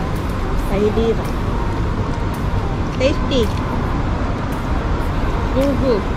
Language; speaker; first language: English; non-native, learner; Filipino